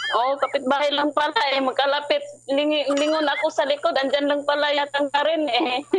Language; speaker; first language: Filipino; non-native, local second language; Cebuano